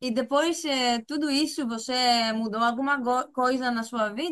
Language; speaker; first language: Portuguese; non-native, fluent; Greek